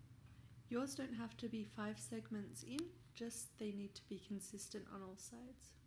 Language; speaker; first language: English; native; English